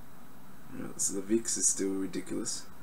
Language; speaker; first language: English; native; English